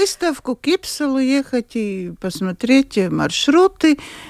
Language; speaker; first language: Russian; non-native, local second language; Latvian